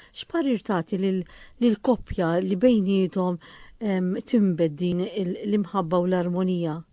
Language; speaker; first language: Maltese; native; Maltese